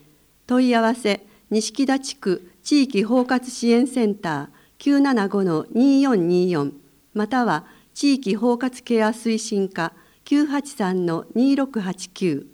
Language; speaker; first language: Japanese; native; Japanese